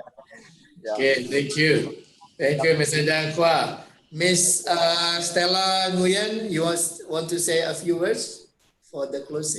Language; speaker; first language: English; non-native, fluent; Indonesian